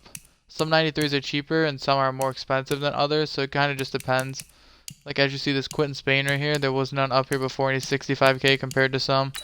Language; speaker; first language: English; native; English